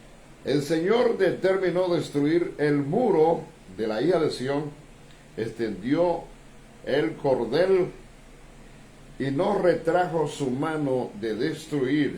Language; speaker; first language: Spanish; native; Spanish